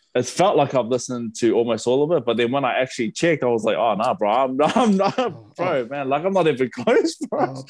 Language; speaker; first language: English; native; English